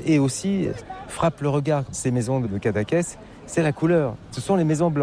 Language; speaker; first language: French; native; French